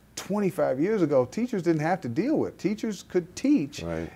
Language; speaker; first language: English; native; English